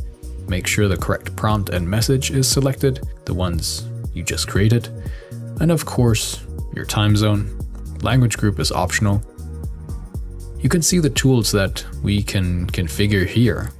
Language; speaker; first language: English; native; English